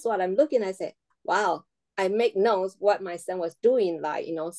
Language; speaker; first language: English; non-native, fluent; Chinese